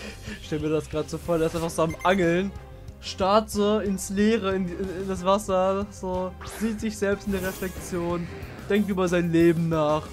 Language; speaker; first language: German; native; German